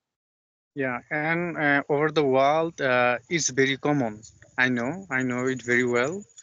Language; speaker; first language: English; non-native, fluent; Bangla